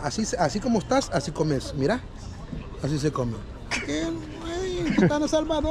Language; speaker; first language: Spanish; native; Spanish